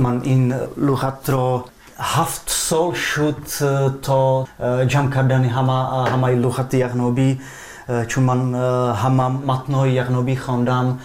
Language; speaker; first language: Persian; non-native, fluent; Czech